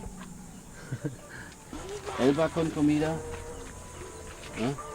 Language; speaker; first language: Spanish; non-native, learner; German